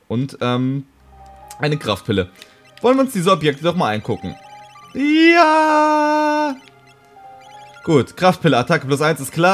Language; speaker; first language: German; native; German